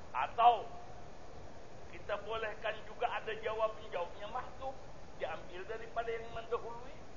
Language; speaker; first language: Indonesian; non-native, local second language; Banjar